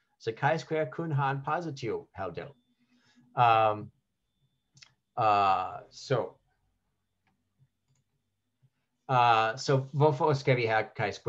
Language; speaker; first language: Danish; non-native, learner; English